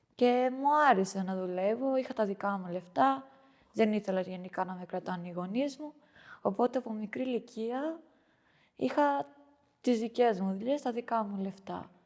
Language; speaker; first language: Greek; early bilingual, other home language; Albanian